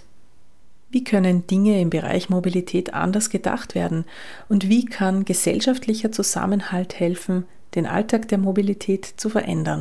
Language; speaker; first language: German; native; German